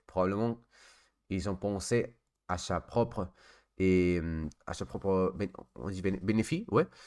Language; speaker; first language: French; non-native, learner; Spanish